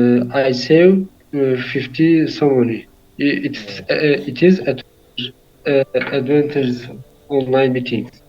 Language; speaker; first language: English; non-native, learner; Tajik